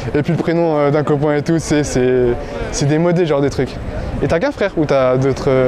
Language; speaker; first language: French; native; French